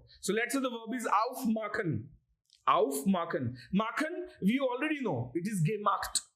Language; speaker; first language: German; non-native, learner; Gujarati